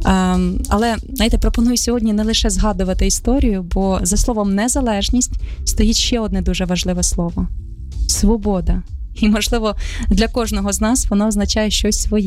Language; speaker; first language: Ukrainian; native; Ukrainian